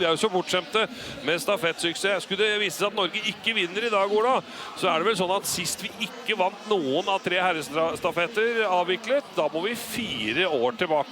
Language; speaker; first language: Norwegian; native; Norwegian